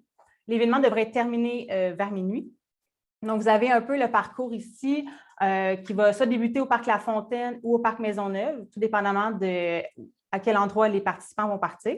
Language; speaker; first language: French; native; French